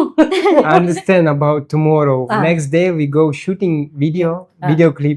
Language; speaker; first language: English; non-native, learner; Russian